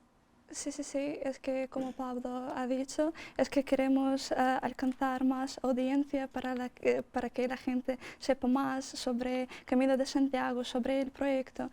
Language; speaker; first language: Spanish; non-native, fluent; Russian